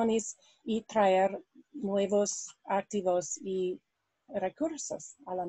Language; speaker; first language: Spanish; non-native, learner; English